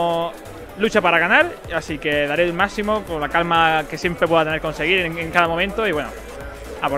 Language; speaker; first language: Spanish; native; Spanish